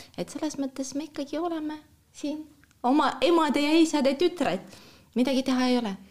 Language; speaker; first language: Estonian; non-native, fluent; Russian